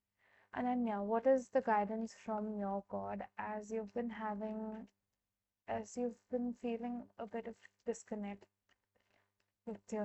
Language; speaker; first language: English; non-native, local second language; Hindi